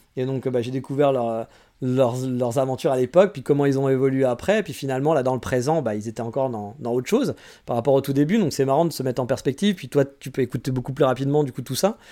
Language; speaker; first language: French; native; French